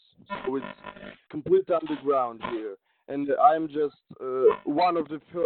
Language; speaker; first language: English; non-native, learner; Russian